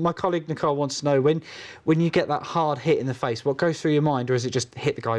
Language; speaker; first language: English; native; English